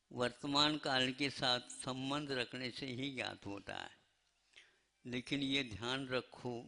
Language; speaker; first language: Hindi; non-native, local second language; Kannada